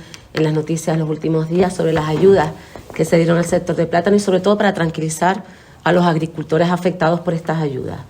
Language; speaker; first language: Spanish; native; Spanish